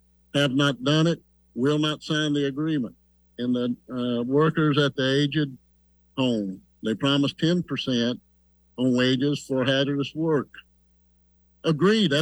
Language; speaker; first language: English; native; English